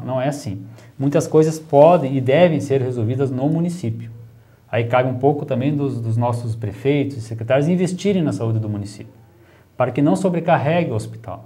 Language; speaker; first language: Portuguese; native; Portuguese